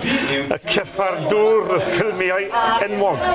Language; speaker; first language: Welsh; non-native, learner; English